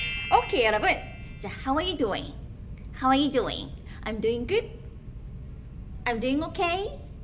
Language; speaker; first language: English; non-native, fluent; Korean